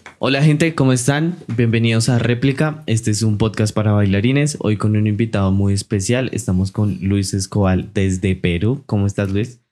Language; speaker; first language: Spanish; native; Spanish